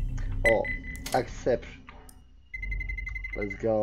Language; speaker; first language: English; non-native, learner; Polish